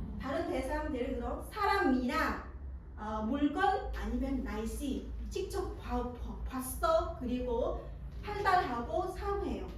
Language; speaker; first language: Korean; non-native, fluent; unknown